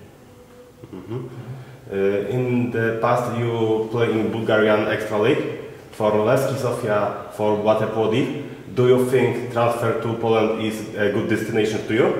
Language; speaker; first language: English; non-native, fluent; Polish